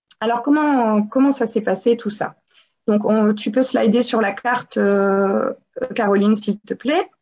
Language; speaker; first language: French; native; French